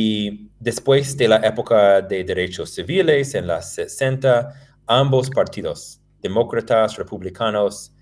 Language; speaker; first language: Spanish; non-native, fluent; English